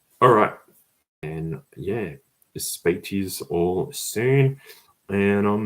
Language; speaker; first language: English; native; English